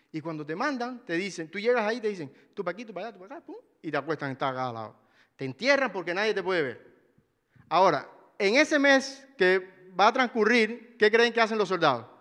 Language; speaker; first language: Spanish; native; Spanish